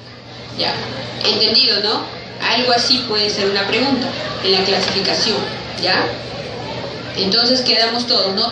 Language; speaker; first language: Spanish; native; Spanish